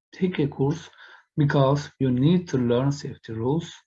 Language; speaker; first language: English; non-native, fluent; Turkish